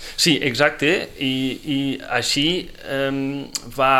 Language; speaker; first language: Catalan; non-native, fluent; Dutch